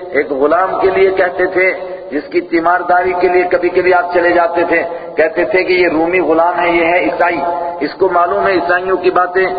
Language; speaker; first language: Urdu; non-native, local second language; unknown